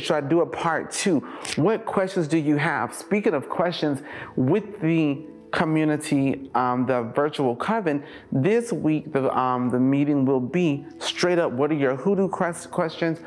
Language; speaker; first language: English; native; English